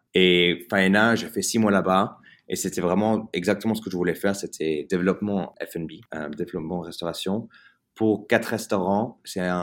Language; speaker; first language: French; early bilingual, heritage; French